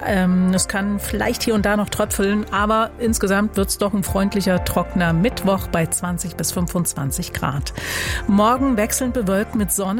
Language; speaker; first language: German; native; German